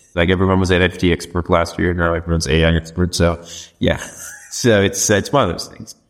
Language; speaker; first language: English; non-native, local second language; Sinhala